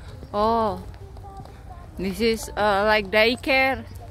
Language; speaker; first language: English; non-native, learner; Indonesian